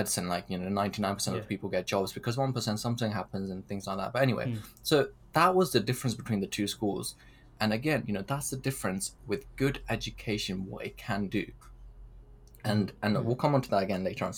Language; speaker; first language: English; early bilingual, other home language; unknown